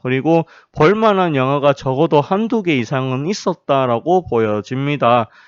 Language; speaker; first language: Korean; native; Korean